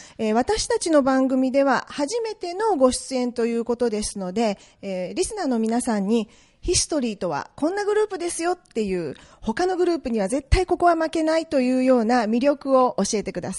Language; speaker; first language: Japanese; native; Japanese